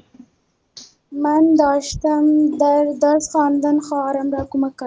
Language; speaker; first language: Persian; non-native, learner; Urdu